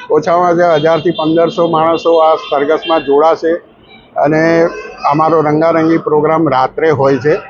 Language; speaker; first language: Gujarati; non-native, local second language; Sindhi